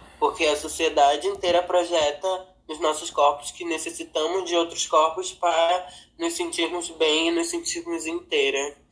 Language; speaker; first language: Portuguese; non-native, local second language; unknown